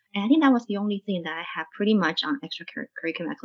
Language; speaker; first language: English; non-native, fluent; Chinese